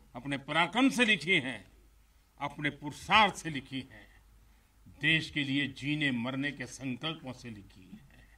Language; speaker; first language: Hindi; non-native, local second language; Gujarati